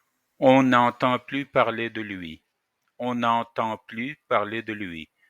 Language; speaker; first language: French; non-native, fluent; Russian